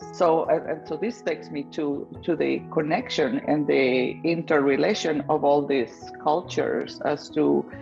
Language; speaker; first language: English; non-native, fluent; Spanish